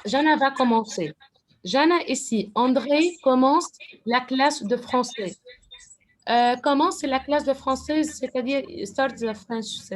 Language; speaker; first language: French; non-native, fluent; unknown